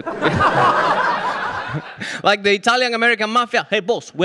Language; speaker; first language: English; non-native, fluent; Spanish